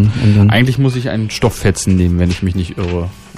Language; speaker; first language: German; native; German